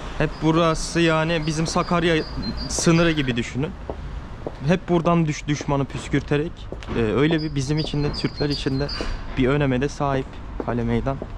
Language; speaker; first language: Turkish; native; Turkish